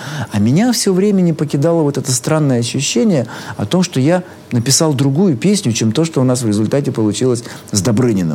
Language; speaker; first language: Russian; native; Russian